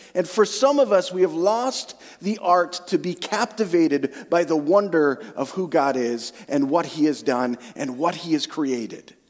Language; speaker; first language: English; native; English